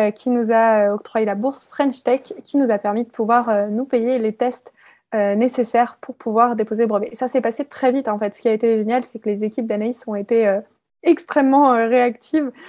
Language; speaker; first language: French; native; French